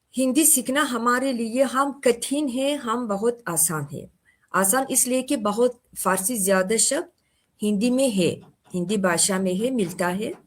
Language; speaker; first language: Hindi; non-native, fluent; Tajik